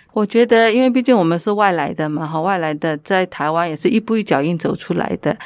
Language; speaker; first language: Chinese; early bilingual, heritage; Chinese